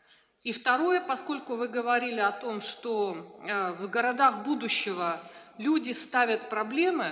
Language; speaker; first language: Russian; native; Russian